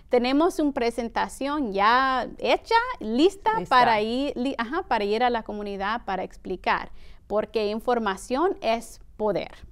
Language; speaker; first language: Spanish; early bilingual, heritage; Spanish